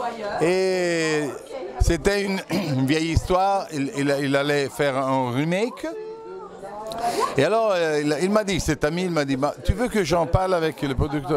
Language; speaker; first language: French; non-native, fluent; Italian